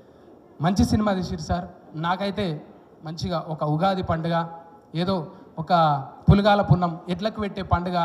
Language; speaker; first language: Telugu; native; Telugu